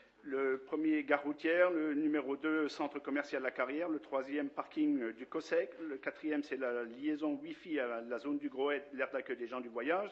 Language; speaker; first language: French; native; French